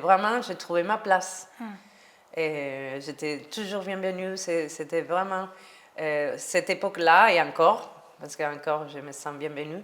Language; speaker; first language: French; non-native, learner; Spanish